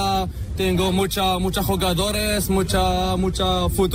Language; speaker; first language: Spanish; non-native, learner; Arabic